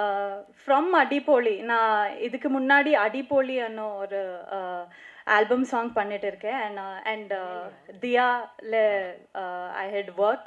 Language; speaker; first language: Tamil; non-native, learner; Kannada